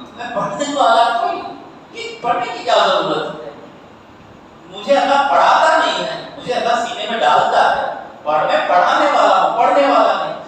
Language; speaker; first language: Urdu; native; Urdu